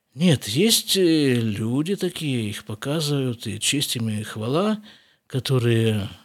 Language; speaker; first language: Russian; native; Russian